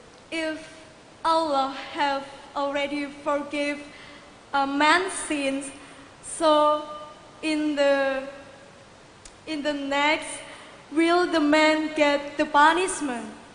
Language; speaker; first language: English; non-native, fluent; Indonesian